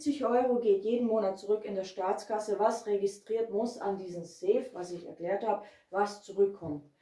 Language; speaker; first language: German; non-native, fluent; Hungarian